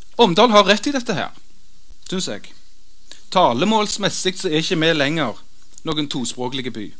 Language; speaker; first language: Norwegian; native; Norwegian